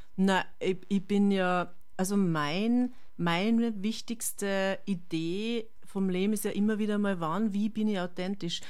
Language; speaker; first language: German; native; German